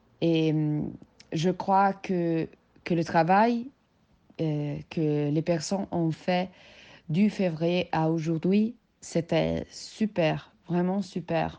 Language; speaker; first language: French; non-native, learner; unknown